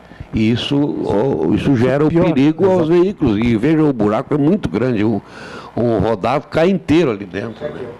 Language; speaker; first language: Portuguese; native; Portuguese